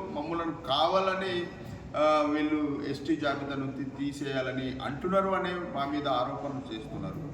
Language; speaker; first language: Telugu; non-native, local second language; Gondi